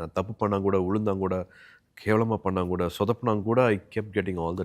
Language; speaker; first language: Tamil; native; Tamil